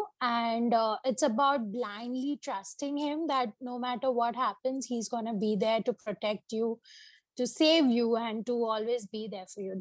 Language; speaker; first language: English; non-native, local second language; Hindi